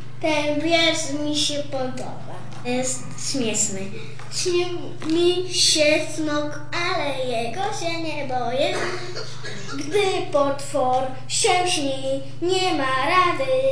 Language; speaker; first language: Polish; non-native, local second language; Romany